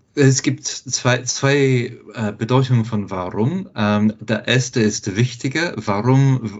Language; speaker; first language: German; non-native, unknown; English